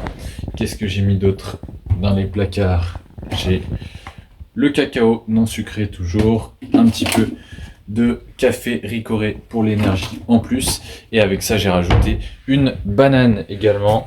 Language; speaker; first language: French; native; French